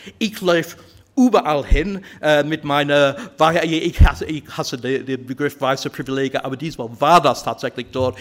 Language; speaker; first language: German; non-native, fluent; English